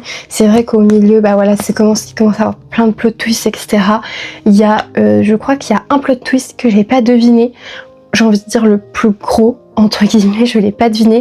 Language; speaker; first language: French; native; French